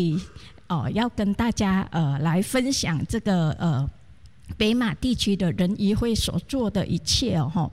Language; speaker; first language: Chinese; native; Chinese